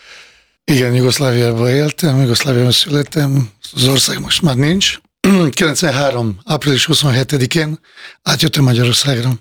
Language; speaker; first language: Hungarian; non-native, fluent; Bosnian